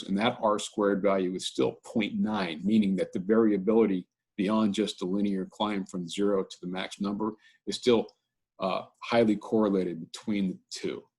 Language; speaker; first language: English; native; English